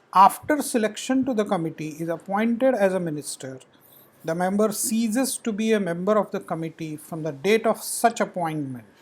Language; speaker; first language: English; non-native, local second language; Marathi